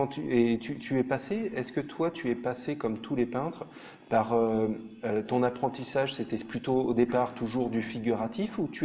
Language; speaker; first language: French; native; French